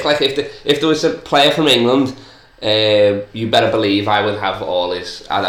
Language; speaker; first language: English; native; English